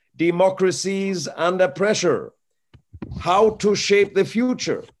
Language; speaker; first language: English; non-native, fluent; German